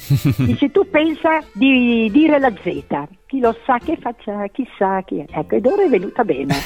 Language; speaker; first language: Italian; native; Italian